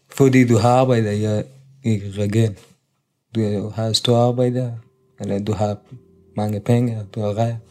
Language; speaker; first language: Danish; non-native, learner; Persian